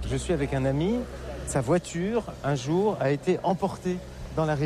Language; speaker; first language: French; native; French